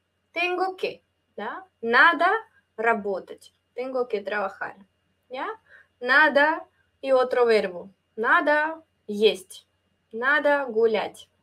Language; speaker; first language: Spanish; non-native, fluent; Russian